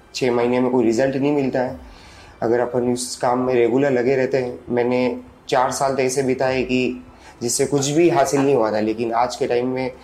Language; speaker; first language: Hindi; native; Hindi